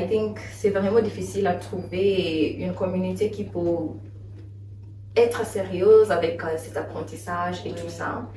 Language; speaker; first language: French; non-native, learner; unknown